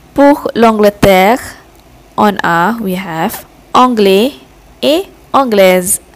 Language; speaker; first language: French; non-native, fluent; Malay